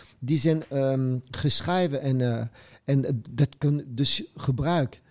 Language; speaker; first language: Dutch; non-native, fluent; French